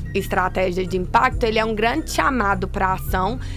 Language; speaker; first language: Portuguese; native; Portuguese